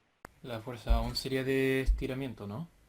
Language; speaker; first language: Spanish; native; Spanish